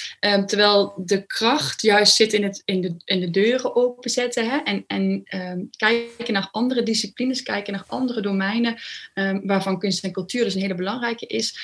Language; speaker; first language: Dutch; native; Dutch